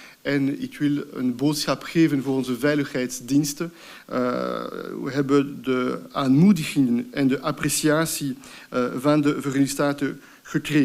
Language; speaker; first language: Dutch; non-native, local second language; French